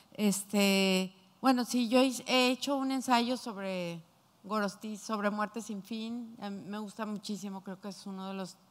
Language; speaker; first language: Spanish; native; Spanish